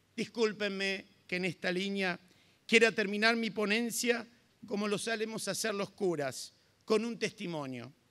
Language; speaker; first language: Spanish; native; Spanish